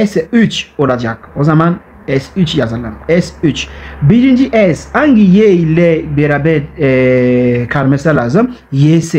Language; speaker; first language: Turkish; non-native, learner; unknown